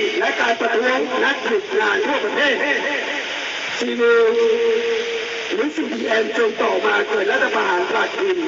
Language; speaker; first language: Thai; native; Thai